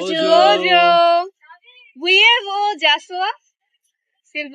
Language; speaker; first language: French; non-native, learner; Bangla